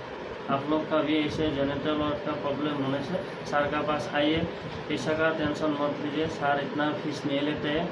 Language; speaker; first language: Hindi; non-native, local second language; Assamese